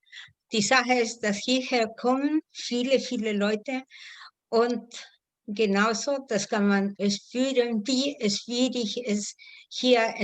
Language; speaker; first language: German; non-native, fluent; Spanish